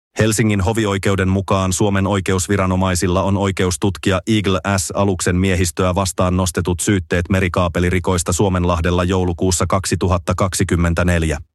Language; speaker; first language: Finnish; native; Finnish